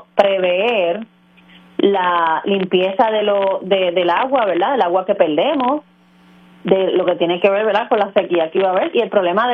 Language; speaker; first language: Spanish; native; Spanish